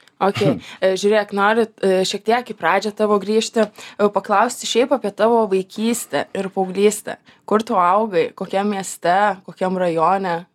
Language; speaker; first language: Lithuanian; native; Lithuanian